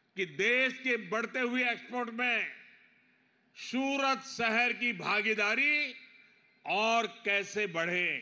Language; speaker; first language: Hindi; non-native, local second language; Gujarati